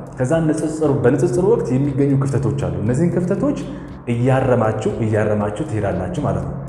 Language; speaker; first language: Amharic; non-native, fluent; Arabic